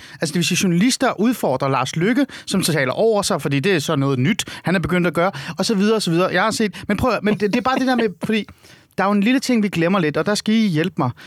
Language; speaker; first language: Danish; early bilingual, other home language; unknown